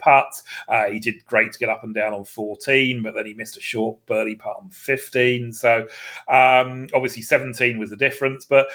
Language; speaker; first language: English; native; English